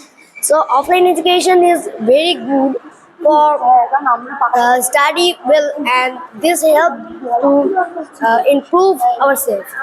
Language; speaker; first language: English; non-native, learner; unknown